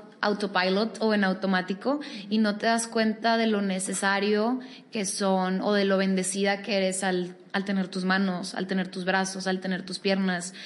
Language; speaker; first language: Spanish; native; Spanish